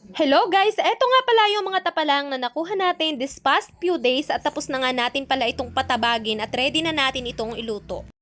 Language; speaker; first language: Filipino; native; Filipino